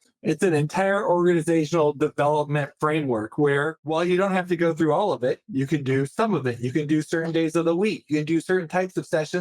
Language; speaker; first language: English; native; English